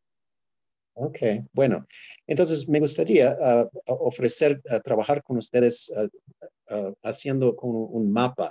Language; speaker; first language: Spanish; non-native, fluent; English